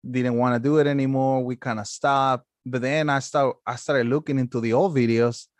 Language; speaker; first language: English; non-native, fluent; Spanish